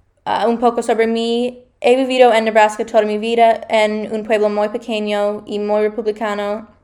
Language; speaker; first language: Spanish; non-native, learner; English